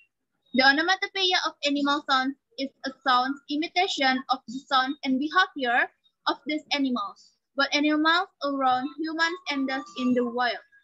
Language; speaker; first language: English; non-native, learner; Indonesian